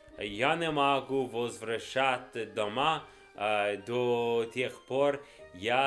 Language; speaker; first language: Russian; non-native, learner; English